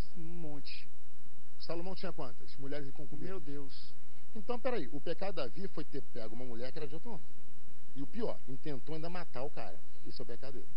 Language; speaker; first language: Portuguese; native; Portuguese